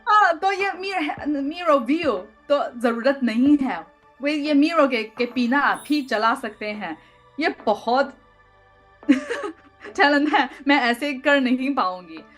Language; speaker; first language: Hindi; non-native, learner; Chinese